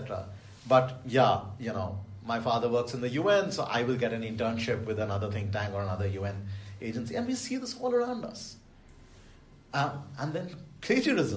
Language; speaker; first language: English; non-native, local second language; Bangla